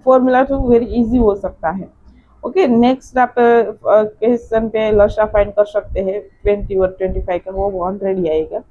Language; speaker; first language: Hindi; non-native, local second language; Gujarati